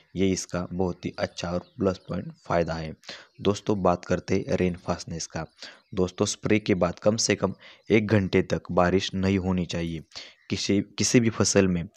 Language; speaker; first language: Hindi; non-native, local second language; Marathi